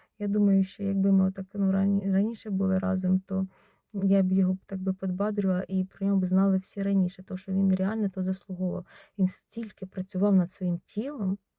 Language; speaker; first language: Ukrainian; native; Ukrainian